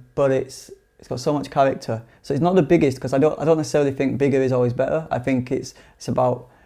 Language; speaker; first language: English; native; English